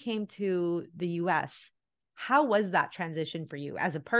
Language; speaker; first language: English; early bilingual, other home language; Tamil